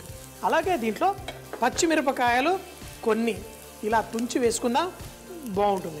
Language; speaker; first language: Telugu; native; Telugu